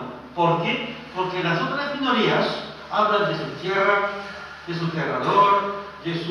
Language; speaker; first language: Spanish; non-native, fluent; French